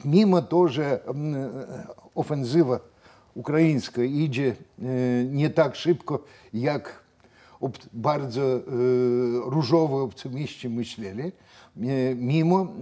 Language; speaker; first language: Polish; non-native, fluent; Russian